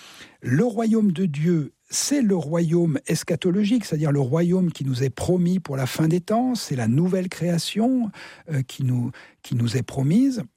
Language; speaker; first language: French; native; French